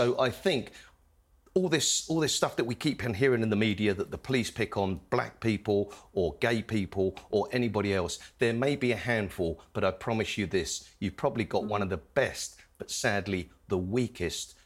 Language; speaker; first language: English; native; English